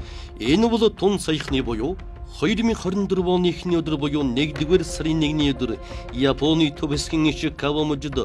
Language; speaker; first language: Mongolian; native; Mongolian